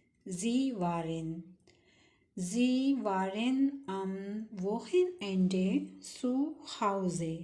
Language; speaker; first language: German; non-native, fluent; Urdu